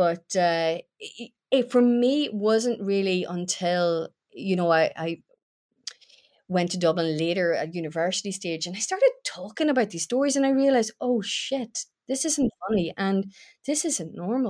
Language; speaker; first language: English; native; English